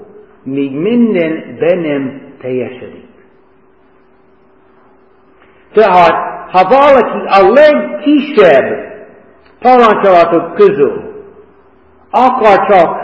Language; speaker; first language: Hungarian; non-native, fluent; English